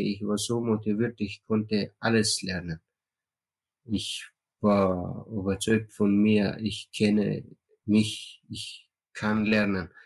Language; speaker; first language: German; non-native, learner; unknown